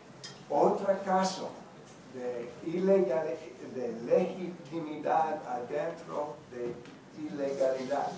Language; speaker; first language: Spanish; non-native, learner; English